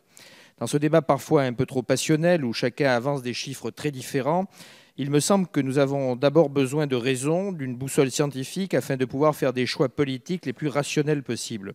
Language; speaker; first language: French; native; French